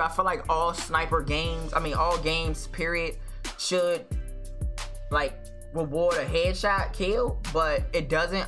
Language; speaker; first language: English; native; English